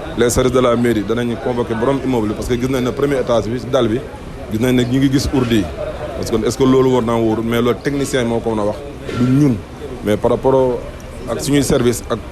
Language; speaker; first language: Wolof; native; Wolof